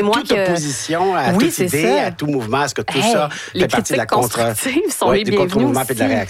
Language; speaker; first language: French; native; French